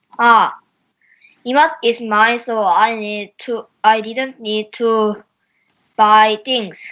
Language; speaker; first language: English; non-native, learner; Korean